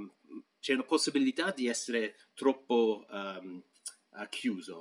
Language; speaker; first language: Italian; non-native, fluent; English